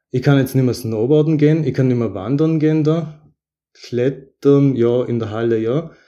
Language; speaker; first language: German; native; German